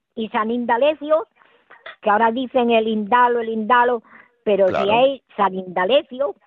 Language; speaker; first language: Spanish; native; Spanish